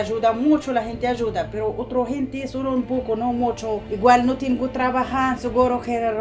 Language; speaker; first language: Spanish; non-native, learner; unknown